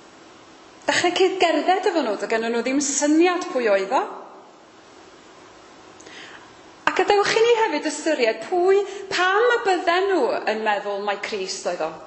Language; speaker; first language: Welsh; native; Welsh